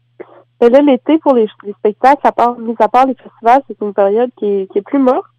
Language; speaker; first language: French; native; French